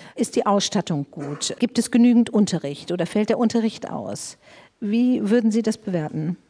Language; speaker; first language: German; native; German